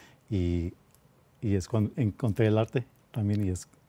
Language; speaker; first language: Spanish; early bilingual, heritage; Spanish